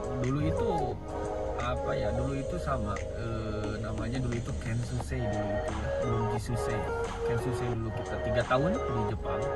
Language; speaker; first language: Indonesian; native; Indonesian